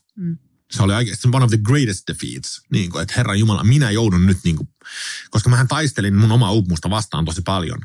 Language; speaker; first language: Finnish; early bilingual, heritage; Finnish